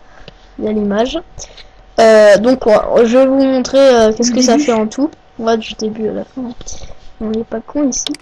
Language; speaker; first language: French; native; French